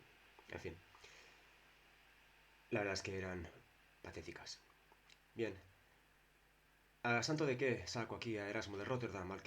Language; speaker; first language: Spanish; native; Spanish